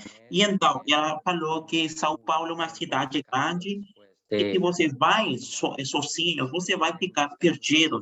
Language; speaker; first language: Portuguese; non-native, fluent; Spanish